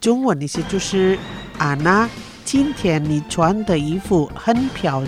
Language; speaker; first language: Chinese; non-native, fluent; Indonesian